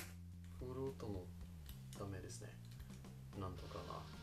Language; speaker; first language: Japanese; non-native, learner; English